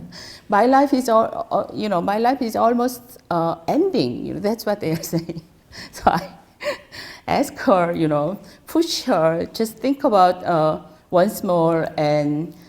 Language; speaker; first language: English; non-native, fluent; Korean